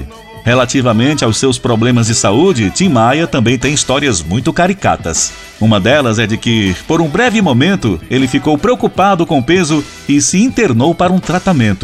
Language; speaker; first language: Portuguese; native; Portuguese